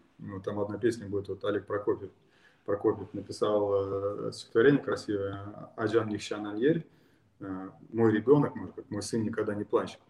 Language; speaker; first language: Russian; native; Russian